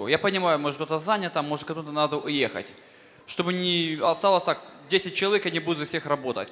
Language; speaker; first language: Russian; native; Russian